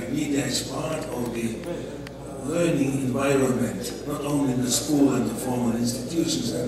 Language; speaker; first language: English; non-native, fluent; Finnish